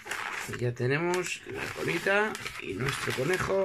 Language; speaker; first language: Spanish; native; Spanish